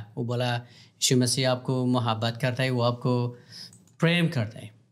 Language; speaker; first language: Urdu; non-native, learner; Pashto